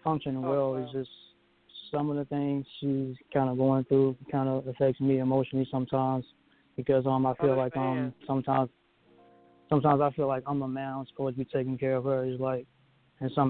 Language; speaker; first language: English; native; English